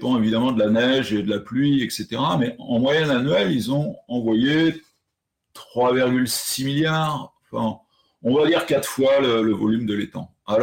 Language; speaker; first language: French; native; French